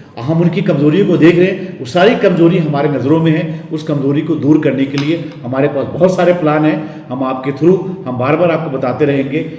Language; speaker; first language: Hindi; native; Hindi